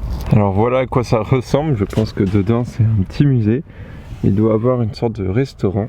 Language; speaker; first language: French; native; French